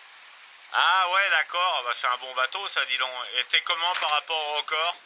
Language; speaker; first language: French; native; French